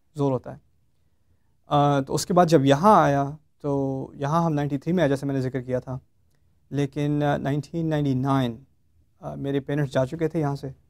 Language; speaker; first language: Urdu; native; Urdu